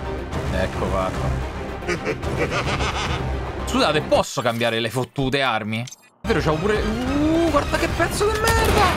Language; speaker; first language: Italian; native; Italian